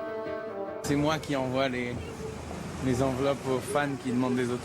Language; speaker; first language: French; native; French